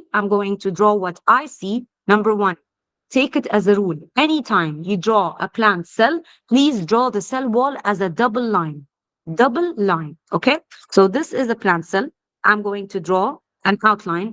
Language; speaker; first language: English; non-native, fluent; Arabic